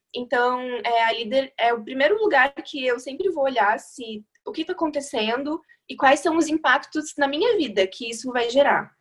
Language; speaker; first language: Portuguese; native; Portuguese